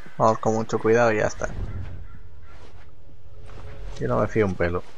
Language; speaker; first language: Spanish; native; Spanish